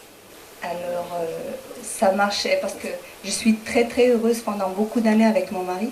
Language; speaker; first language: French; non-native, fluent; Spanish